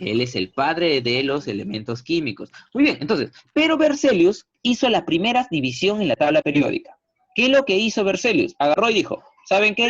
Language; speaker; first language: Spanish; native; Spanish